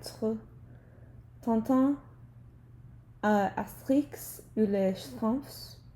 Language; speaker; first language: French; non-native, learner; English